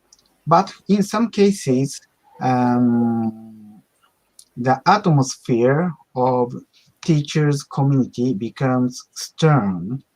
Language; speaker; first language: English; non-native, learner; Japanese